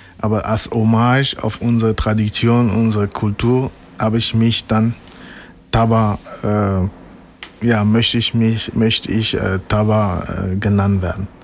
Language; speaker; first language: German; non-native, fluent; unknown